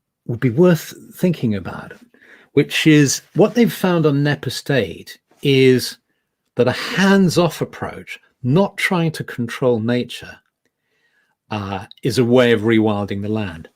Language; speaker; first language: English; native; English